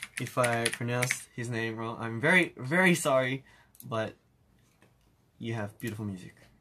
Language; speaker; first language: English; early bilingual, other home language; Korean